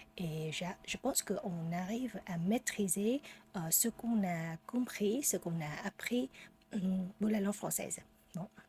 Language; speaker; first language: French; non-native, fluent; Vietnamese